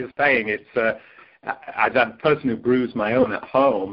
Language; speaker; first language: English; native; English